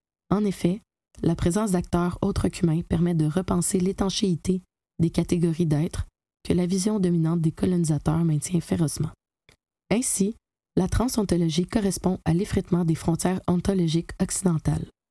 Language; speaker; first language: French; native; French